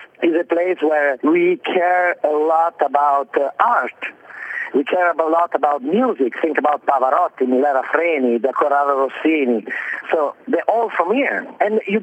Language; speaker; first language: English; non-native, fluent; Italian